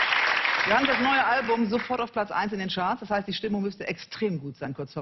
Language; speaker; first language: German; native; German